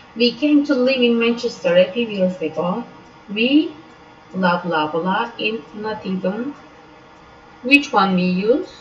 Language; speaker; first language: English; non-native, fluent; Turkish